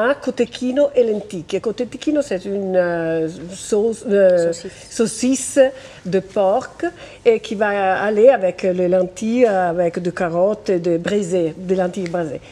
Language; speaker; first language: French; non-native, fluent; Italian